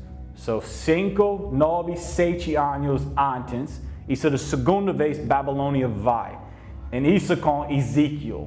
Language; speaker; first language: Portuguese; non-native, learner; English